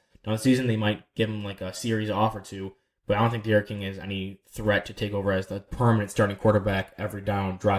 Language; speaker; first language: English; native; English